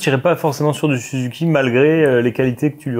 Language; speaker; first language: French; native; French